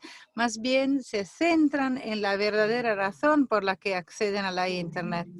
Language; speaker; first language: Spanish; non-native, fluent; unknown